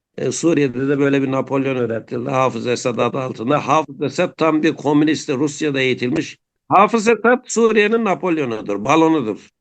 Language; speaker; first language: Turkish; native; Turkish